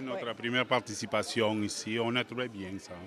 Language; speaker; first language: French; non-native, fluent; Spanish